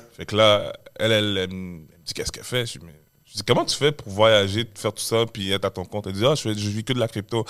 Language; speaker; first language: French; native; French